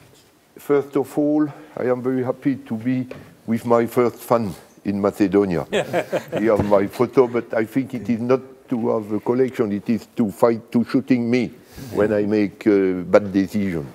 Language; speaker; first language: English; non-native, learner; French